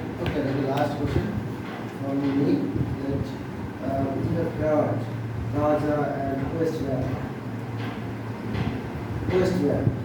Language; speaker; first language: English; non-native, learner; Bangla